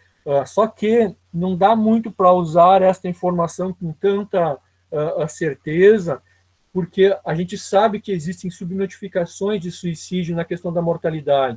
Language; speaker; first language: Portuguese; native; Portuguese